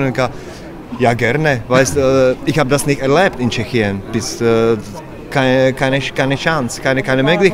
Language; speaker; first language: German; non-native, learner; Czech